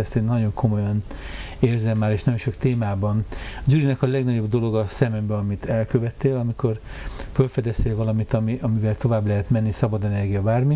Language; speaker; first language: Hungarian; native; Hungarian